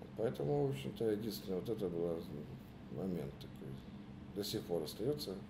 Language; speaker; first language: Russian; native; Russian